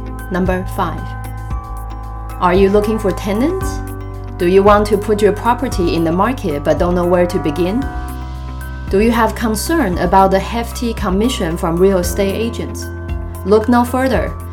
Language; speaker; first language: English; non-native, fluent; Chinese